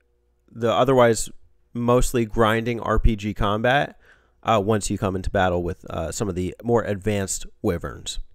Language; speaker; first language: English; native; English